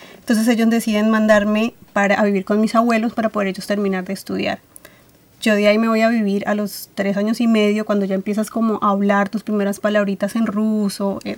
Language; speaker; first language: Spanish; early bilingual, other home language; Russian